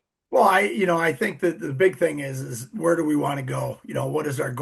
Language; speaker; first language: English; native; English